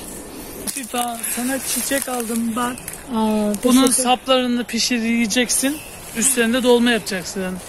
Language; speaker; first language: Turkish; native; Turkish